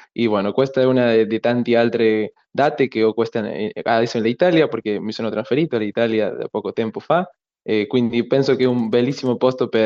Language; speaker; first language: Italian; non-native, learner; Spanish